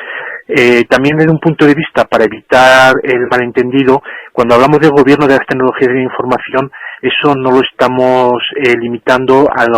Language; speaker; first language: Spanish; native; Spanish